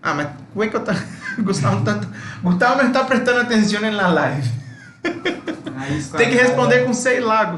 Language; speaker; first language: Portuguese; non-native, fluent; Spanish